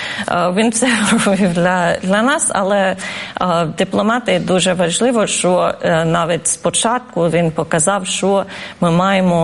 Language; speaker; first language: Ukrainian; non-native, fluent; English